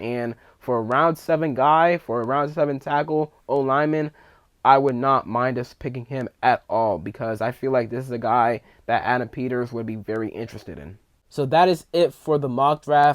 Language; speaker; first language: English; native; English